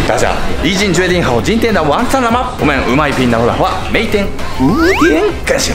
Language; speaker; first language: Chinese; non-native, learner; Japanese